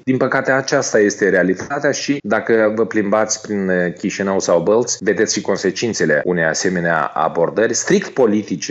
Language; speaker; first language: Romanian; native; Romanian